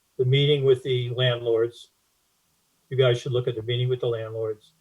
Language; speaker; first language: English; native; English